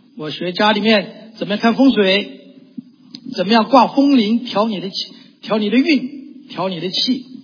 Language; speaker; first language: Chinese; native; Chinese